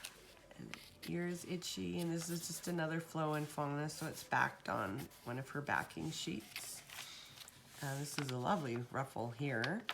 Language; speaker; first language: English; native; English